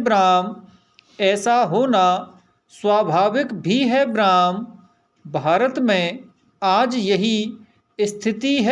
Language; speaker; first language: Hindi; native; Hindi